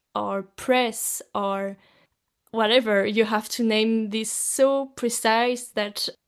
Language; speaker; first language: English; non-native, fluent; French